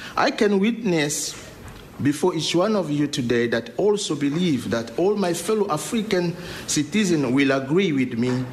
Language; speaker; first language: English; non-native, learner; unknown